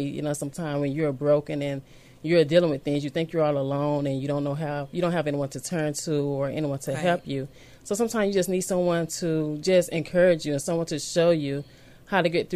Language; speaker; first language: English; native; English